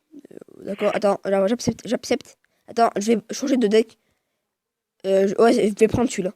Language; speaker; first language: French; native; French